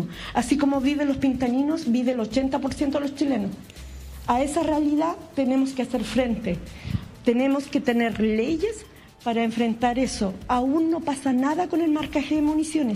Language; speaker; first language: Spanish; native; Spanish